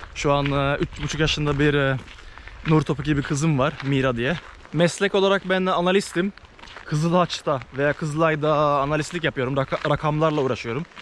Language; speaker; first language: Turkish; early bilingual, heritage; Norwegian